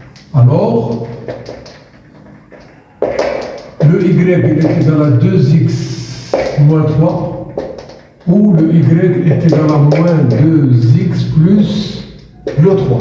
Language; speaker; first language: French; non-native, local second language; Arabic